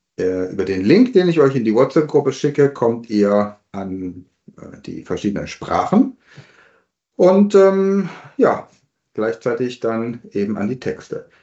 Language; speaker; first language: German; native; German